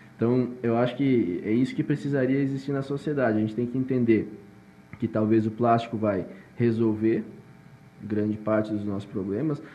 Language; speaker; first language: Portuguese; native; Portuguese